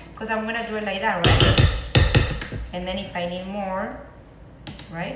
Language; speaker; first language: English; non-native, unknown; Spanish